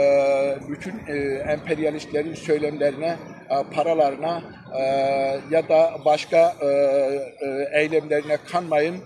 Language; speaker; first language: Turkish; early bilingual, heritage; Turkish